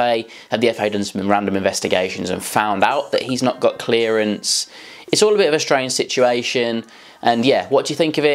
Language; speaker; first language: English; native; English